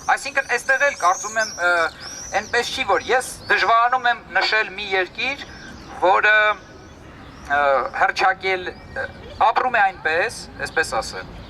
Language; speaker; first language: Armenian; native; Armenian